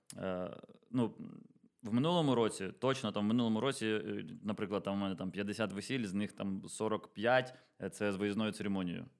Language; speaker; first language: Ukrainian; native; Ukrainian